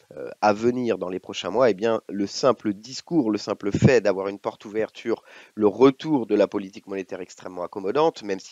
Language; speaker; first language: French; native; French